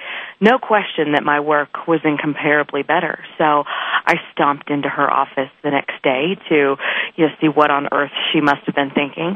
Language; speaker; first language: English; native; English